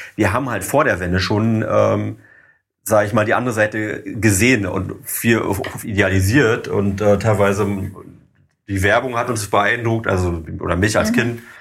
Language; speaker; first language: German; native; German